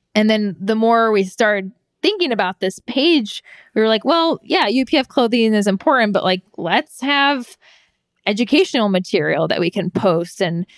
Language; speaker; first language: English; native; English